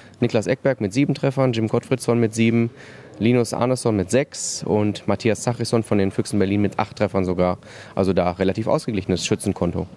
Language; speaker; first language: German; native; German